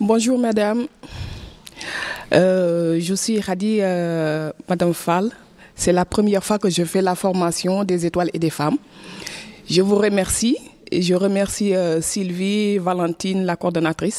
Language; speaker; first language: French; non-native, fluent; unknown